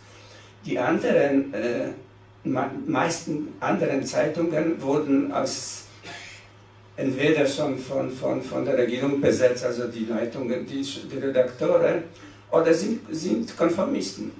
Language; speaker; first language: German; non-native, fluent; Polish